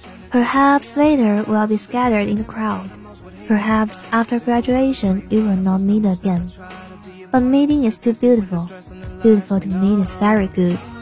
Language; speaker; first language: English; non-native, fluent; Chinese